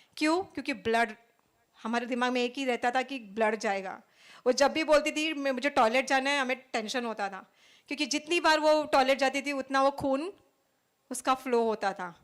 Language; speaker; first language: Hindi; non-native, local second language; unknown